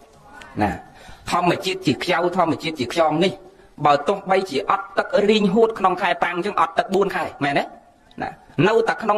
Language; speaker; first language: Khmer; native; Khmer